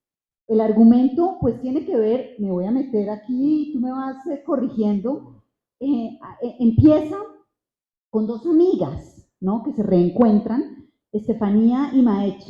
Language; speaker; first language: Spanish; native; Spanish